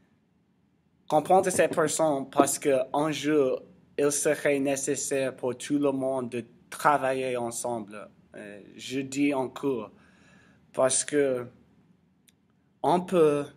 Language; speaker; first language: French; non-native, learner; English